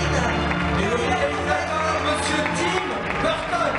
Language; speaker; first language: French; native; French